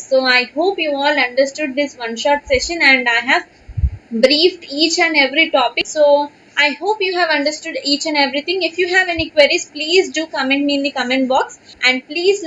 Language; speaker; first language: English; non-native, local second language; Telugu